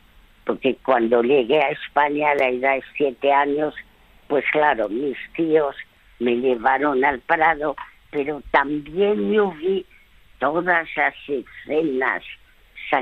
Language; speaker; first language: Spanish; early bilingual, other home language; French